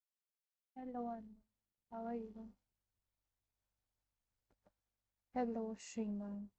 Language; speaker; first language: English; non-native, local second language; Hindi